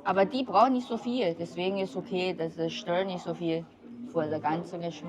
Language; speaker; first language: German; non-native, learner; Chinese